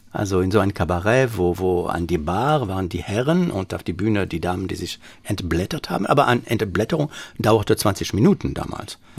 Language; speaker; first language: German; non-native, fluent; French